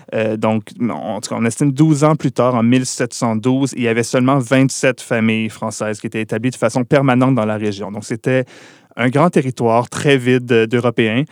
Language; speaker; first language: French; native; French